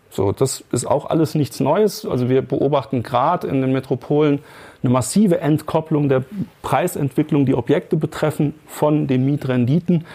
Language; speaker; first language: German; native; German